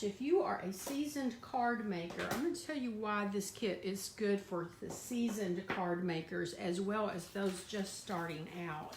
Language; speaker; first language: English; native; English